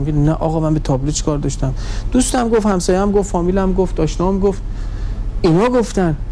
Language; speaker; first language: Persian; native; Persian